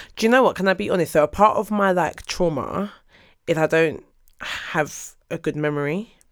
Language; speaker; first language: English; early bilingual, other home language; Yoruba